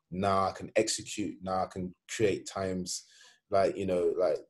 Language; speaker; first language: English; non-native, fluent; Swedish